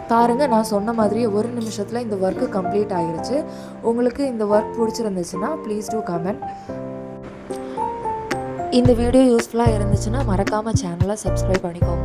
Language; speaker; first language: Tamil; native; Tamil